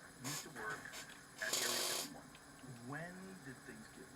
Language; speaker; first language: English; native; English